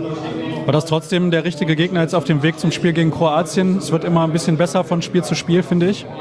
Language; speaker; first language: German; native; German